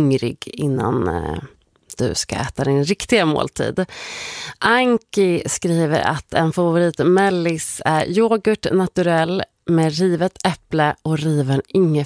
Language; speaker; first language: Swedish; native; Swedish